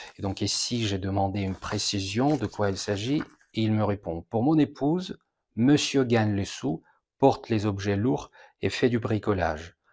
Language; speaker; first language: French; non-native, fluent; Russian